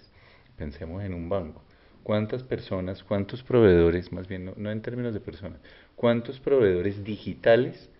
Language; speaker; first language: Spanish; native; Spanish